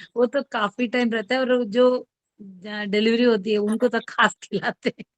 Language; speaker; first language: Hindi; non-native, local second language; Telugu